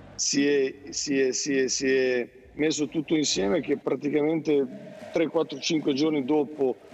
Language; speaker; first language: Italian; non-native, fluent; Serbian